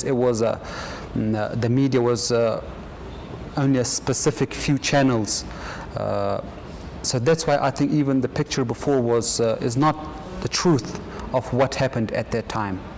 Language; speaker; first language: English; non-native, fluent; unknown